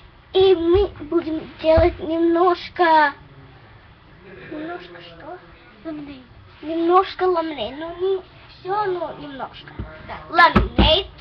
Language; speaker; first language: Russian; early bilingual, heritage; English